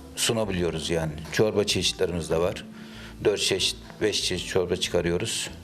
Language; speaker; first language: Turkish; native; Turkish